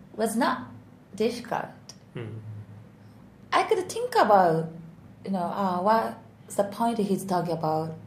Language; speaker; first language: English; non-native, learner; Japanese